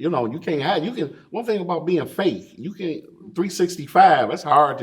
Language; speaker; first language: English; native; English